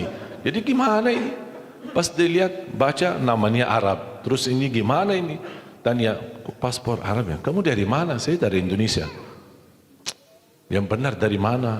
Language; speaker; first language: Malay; non-native, fluent; Arabic